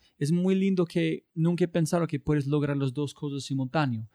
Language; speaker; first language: Spanish; non-native, learner; English